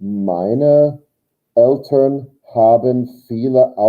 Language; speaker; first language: German; non-native, fluent; English